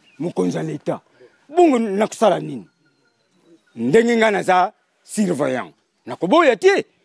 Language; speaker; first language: Lingala; non-native, local second language; Kongo